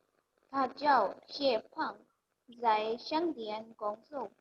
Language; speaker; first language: Chinese; non-native, learner; Urdu